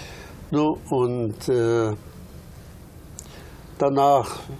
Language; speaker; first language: German; early bilingual, other home language; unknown